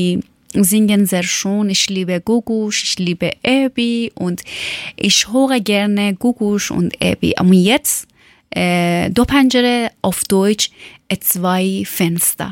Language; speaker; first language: German; non-native, learner; Persian